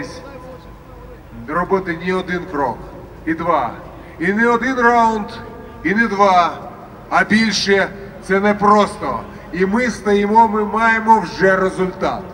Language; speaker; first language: Ukrainian; non-native, local second language; Russian